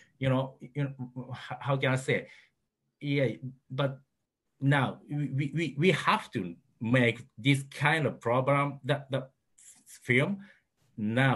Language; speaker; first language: English; non-native, learner; Japanese